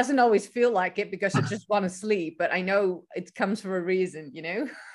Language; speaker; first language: English; non-native, fluent; Dutch